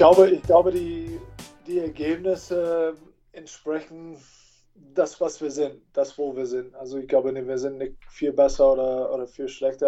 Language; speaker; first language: German; non-native, fluent; English